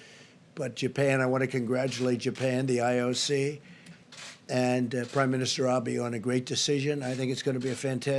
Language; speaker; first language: English; native; English